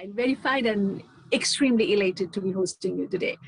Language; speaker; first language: English; non-native, local second language; Nepali